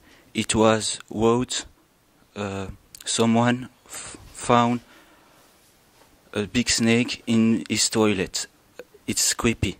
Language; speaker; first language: English; non-native, learner; French